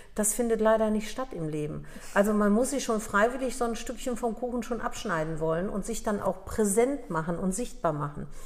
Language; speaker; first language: German; early bilingual, other home language; Polish